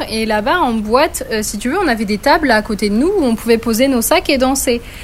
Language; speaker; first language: French; native; French